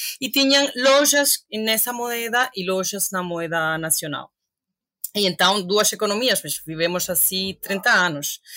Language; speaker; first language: Portuguese; non-native, fluent; Spanish